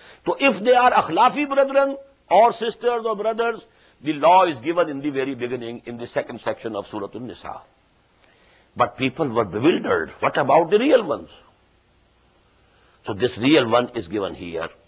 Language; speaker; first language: English; non-native, local second language; Urdu